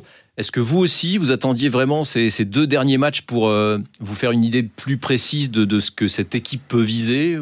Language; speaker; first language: French; native; French